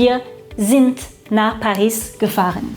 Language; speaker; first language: German; non-native, fluent; French